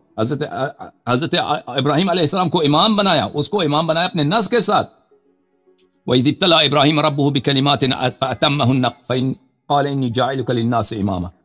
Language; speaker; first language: Urdu; non-native, fluent; Persian